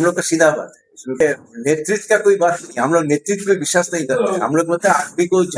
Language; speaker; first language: Hindi; non-native, local second language; Bangla